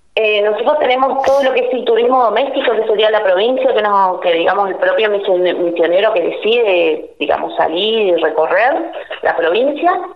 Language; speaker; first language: Spanish; native; Spanish